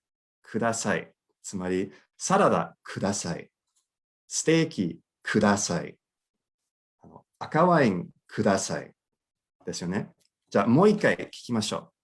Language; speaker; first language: Japanese; non-native, fluent; English